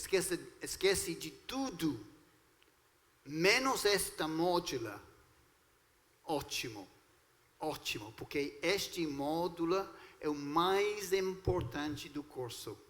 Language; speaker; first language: Portuguese; non-native, fluent; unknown